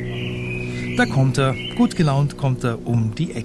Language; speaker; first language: German; native; German